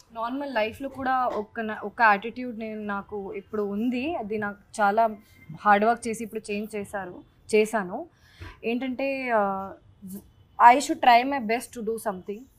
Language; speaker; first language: Telugu; non-native, learner; Hindi